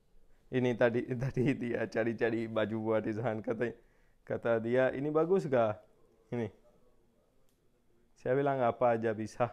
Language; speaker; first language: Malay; non-native, fluent; Urdu